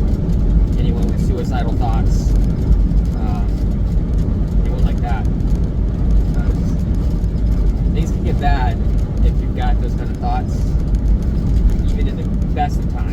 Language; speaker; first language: English; native; English